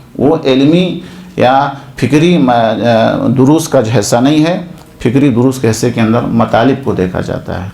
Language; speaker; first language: Urdu; non-native, local second language; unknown